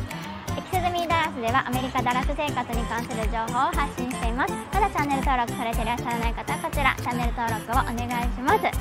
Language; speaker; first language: Japanese; native; Japanese